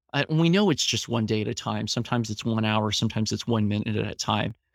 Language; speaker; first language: English; native; English